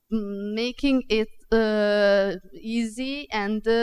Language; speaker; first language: English; non-native, fluent; Italian